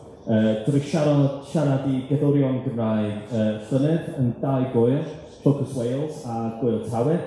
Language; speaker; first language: Welsh; non-native, fluent; English